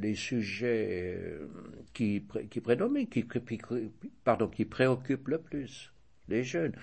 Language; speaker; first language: French; native; French